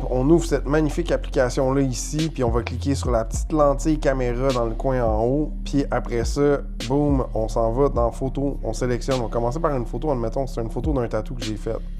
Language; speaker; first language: French; native; French